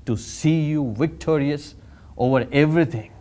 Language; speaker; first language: English; non-native, local second language; Telugu